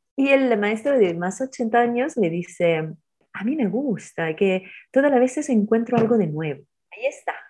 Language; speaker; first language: Spanish; non-native, fluent; Italian